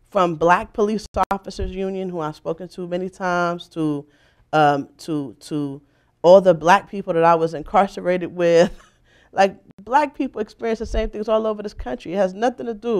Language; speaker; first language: English; native; English